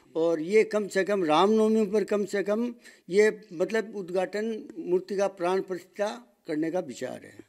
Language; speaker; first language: Hindi; native; Hindi